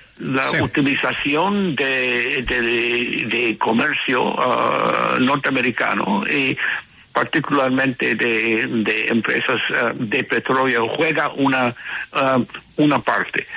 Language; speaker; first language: Spanish; non-native, fluent; English